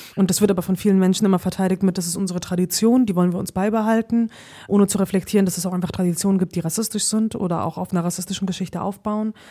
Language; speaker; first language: German; early bilingual, other home language; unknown